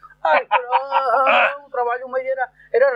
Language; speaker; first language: Spanish; non-native, local second language; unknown